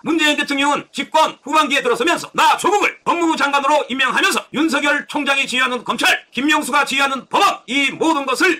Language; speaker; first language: Korean; native; Korean